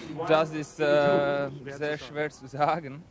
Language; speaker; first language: German; non-native, learner; Czech